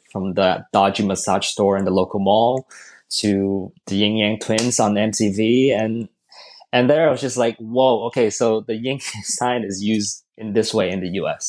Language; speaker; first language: English; non-native, local second language; Cantonese